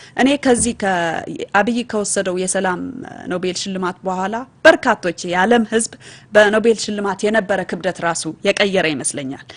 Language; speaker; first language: Amharic; non-native, local second language; Tigrinya